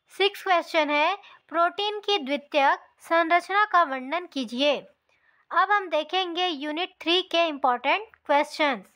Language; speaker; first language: Hindi; native; Hindi